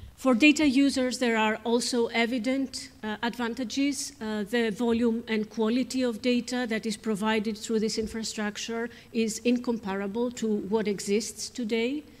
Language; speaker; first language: English; non-native, fluent; Greek